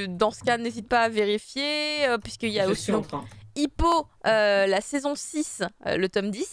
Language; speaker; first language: French; native; French